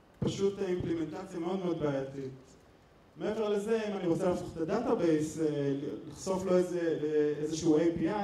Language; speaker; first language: Hebrew; native; Hebrew